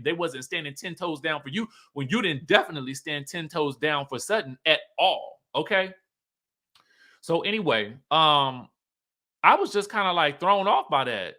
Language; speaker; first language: English; native; English